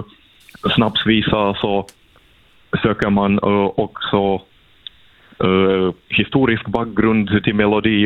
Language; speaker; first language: Swedish; non-native, fluent; Russian